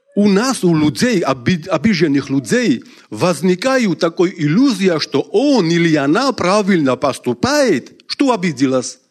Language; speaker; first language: Russian; non-native, local second language; Georgian